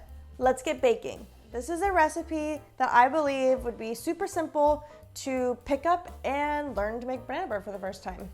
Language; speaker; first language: English; native; English